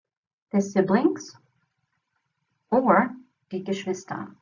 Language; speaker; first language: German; non-native, fluent; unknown